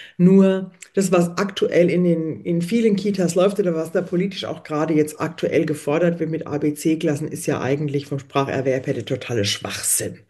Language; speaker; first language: German; native; German